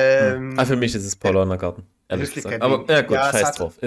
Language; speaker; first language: German; native; German